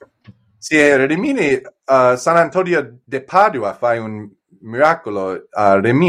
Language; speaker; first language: Italian; non-native, learner; English